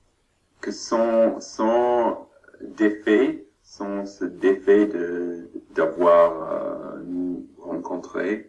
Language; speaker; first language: French; non-native, learner; German